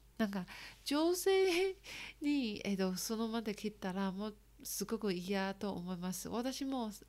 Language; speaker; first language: Japanese; non-native, learner; Chinese